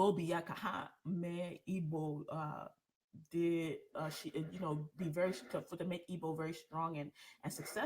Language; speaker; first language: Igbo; early bilingual, heritage; English